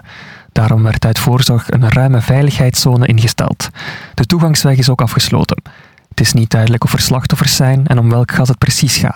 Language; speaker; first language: Dutch; native; Dutch